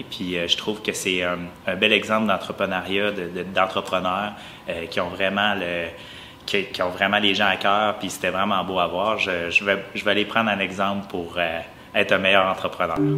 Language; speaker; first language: French; native; French